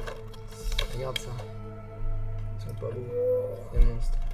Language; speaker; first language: French; native; French